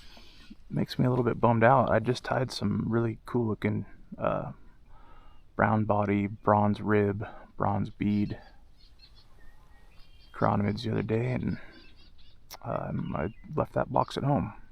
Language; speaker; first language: English; native; English